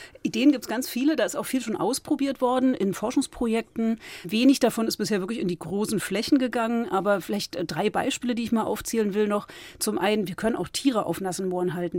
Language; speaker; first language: German; native; German